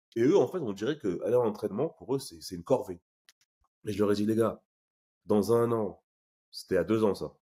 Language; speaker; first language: French; native; French